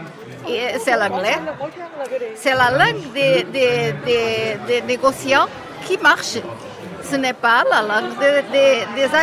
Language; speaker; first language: French; non-native, learner; Portuguese